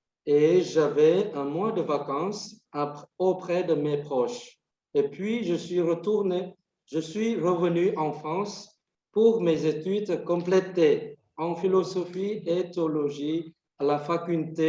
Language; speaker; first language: French; non-native, fluent; Vietnamese